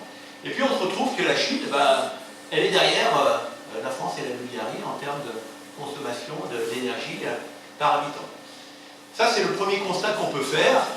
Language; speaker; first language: French; native; French